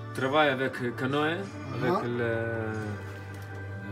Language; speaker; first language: French; non-native, learner; Lithuanian